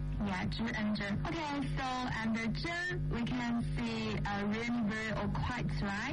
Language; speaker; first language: English; non-native, fluent; Chinese